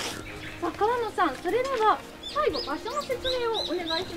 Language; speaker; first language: Japanese; native; Japanese